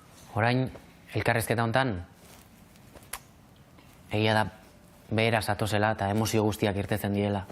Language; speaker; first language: Basque; native; Basque